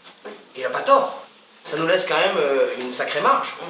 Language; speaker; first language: French; native; French